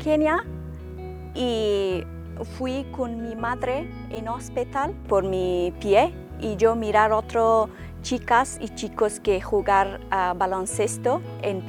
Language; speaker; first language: Spanish; non-native, learner; Persian